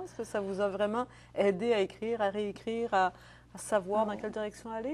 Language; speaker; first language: French; native; French